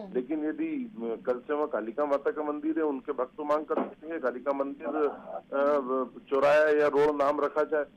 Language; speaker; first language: Hindi; native; Hindi